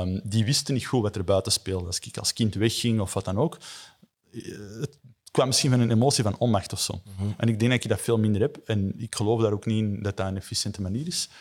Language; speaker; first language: Dutch; native; Dutch